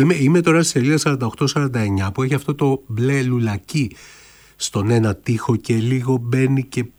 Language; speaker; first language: Greek; native; Greek